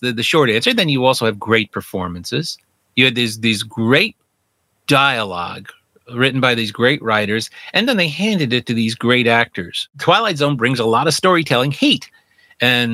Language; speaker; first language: English; native; English